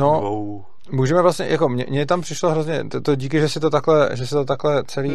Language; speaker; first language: Czech; native; Czech